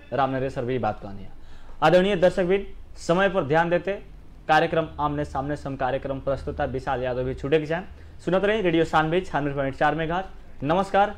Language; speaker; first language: Bhojpuri; native; Bhojpuri